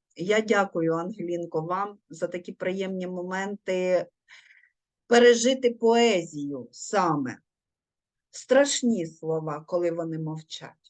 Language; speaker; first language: Ukrainian; native; Ukrainian